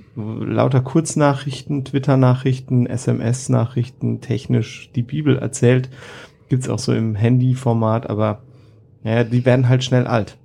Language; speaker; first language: German; native; German